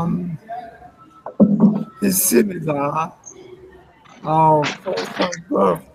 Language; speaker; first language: English; non-native, learner; Spanish